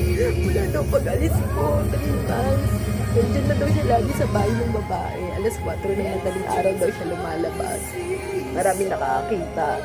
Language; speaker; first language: Filipino; native; Filipino